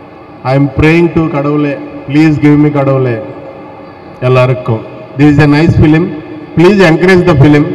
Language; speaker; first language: Tamil; non-native, learner; Telugu